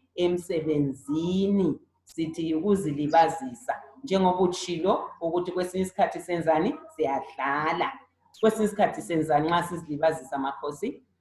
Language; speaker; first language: Zulu; native; Zulu